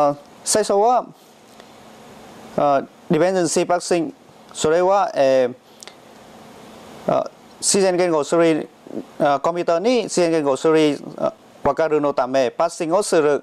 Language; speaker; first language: Japanese; non-native, learner; Vietnamese